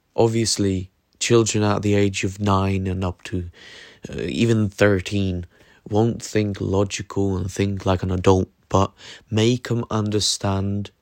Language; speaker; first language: English; non-native, fluent; Norwegian